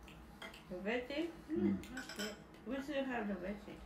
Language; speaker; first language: English; non-native, learner; Vietnamese